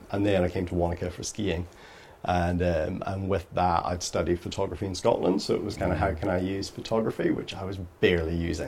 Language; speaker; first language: English; native; English